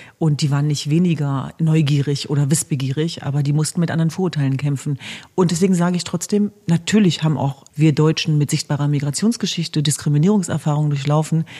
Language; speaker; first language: German; early bilingual, other home language; Kurdish